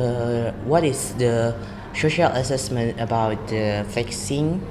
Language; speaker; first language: English; non-native, learner; Indonesian